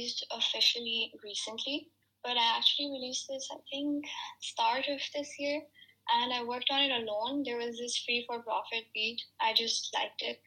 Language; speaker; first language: English; non-native, local second language; Urdu